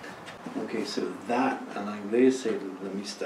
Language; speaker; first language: French; non-native, learner; English